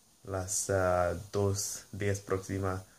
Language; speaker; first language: Spanish; non-native, learner; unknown